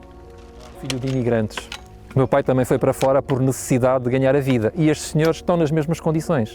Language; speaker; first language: Portuguese; native; Portuguese